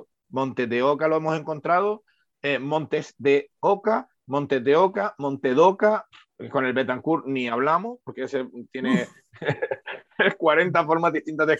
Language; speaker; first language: Spanish; native; Spanish